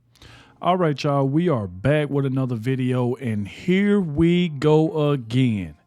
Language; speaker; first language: English; native; English